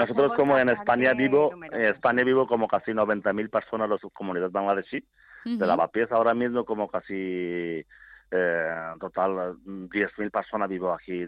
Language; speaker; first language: Spanish; non-native, learner; Bangla